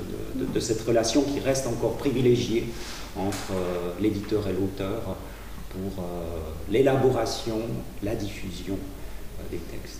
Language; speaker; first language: French; native; French